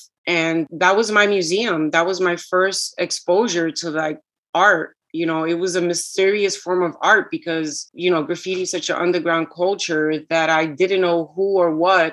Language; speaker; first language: English; early bilingual, other home language; Spanish